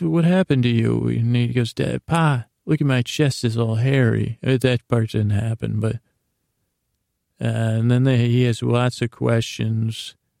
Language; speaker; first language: English; native; English